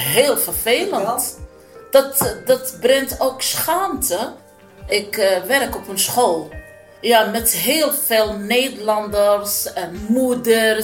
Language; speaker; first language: Dutch; non-native, learner; Arabic